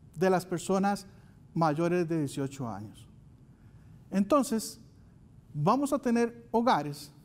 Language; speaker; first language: Spanish; native; Spanish